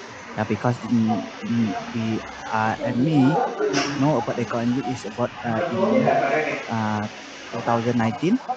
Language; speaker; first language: English; non-native, learner; Indonesian